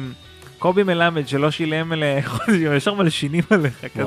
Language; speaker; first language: Hebrew; native; Hebrew